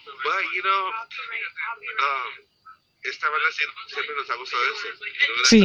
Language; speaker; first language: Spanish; early bilingual, heritage; Spanish